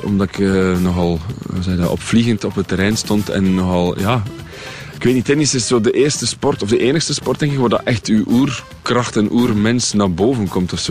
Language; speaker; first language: Dutch; native; Dutch